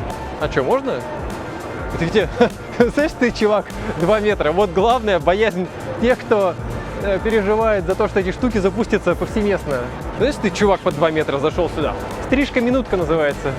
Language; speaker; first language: Russian; native; Russian